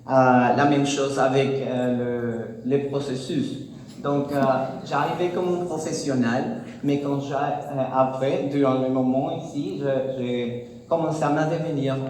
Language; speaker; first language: French; non-native, learner; Spanish